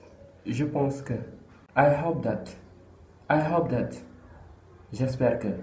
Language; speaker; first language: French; non-native, local second language; Wolof